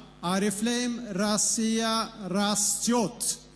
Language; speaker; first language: Russian; non-native, fluent; Swedish